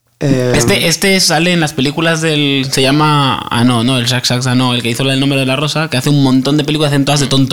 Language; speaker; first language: Spanish; native; Spanish